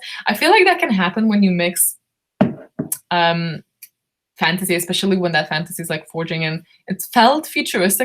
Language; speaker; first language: English; non-native, fluent; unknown